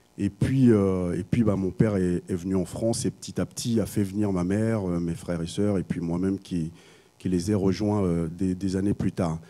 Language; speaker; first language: French; early bilingual, other home language; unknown